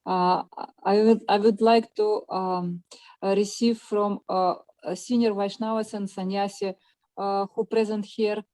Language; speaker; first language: English; non-native, learner; Russian